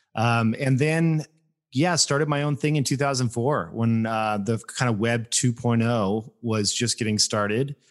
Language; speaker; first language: English; native; English